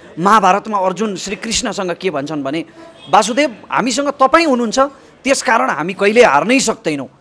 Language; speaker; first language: Nepali; native; Nepali